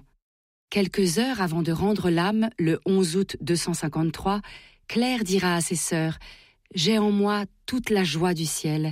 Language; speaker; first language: French; native; French